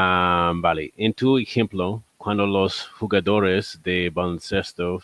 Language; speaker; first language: Spanish; non-native, learner; English